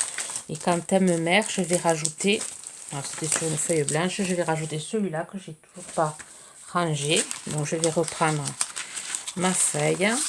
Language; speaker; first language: French; native; French